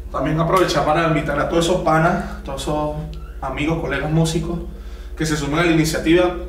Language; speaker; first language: Spanish; native; Spanish